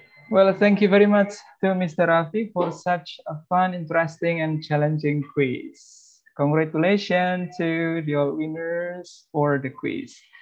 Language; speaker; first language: English; non-native, fluent; Indonesian